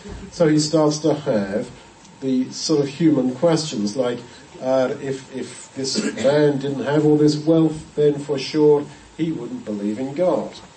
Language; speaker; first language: English; native; English